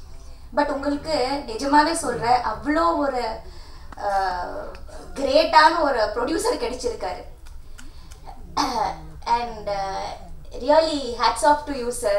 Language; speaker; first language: Tamil; non-native, local second language; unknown